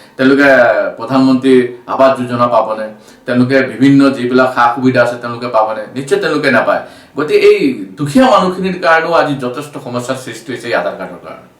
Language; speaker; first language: Assamese; non-native, local second language; Bangla